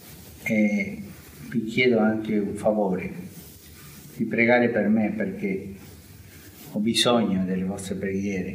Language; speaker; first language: Italian; early bilingual, heritage; Spanish